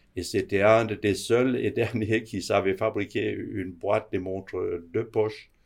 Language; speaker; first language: French; non-native, fluent; Danish